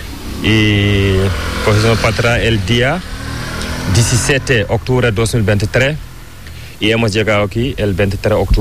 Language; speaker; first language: Spanish; non-native, learner; Fula